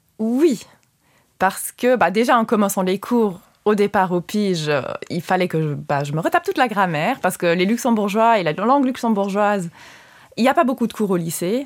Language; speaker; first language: French; non-native, local second language; Luxembourgish